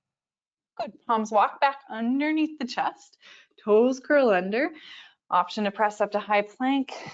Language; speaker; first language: English; native; English